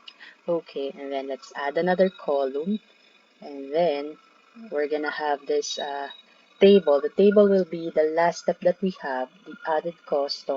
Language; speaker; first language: English; non-native, local second language; Filipino